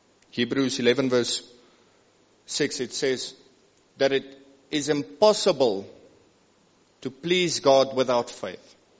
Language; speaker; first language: English; non-native, local second language; Afrikaans